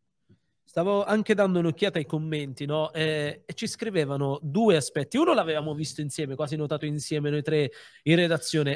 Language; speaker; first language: Italian; native; Italian